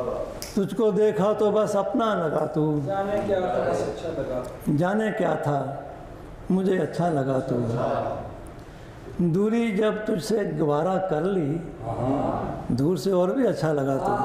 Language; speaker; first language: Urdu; non-native, local second language; Punjabi